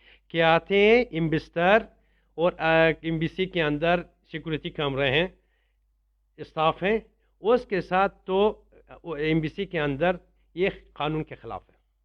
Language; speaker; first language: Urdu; non-native, learner; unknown